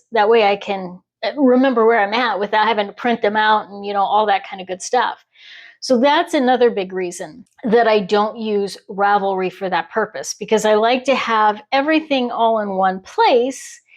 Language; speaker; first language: English; native; English